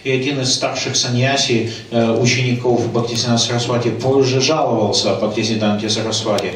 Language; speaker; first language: Russian; native; Russian